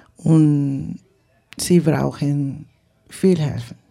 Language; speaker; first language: German; non-native, learner; Spanish